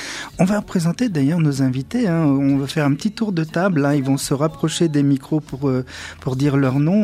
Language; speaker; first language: French; native; French